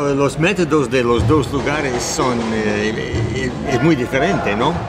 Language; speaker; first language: Spanish; non-native, fluent; English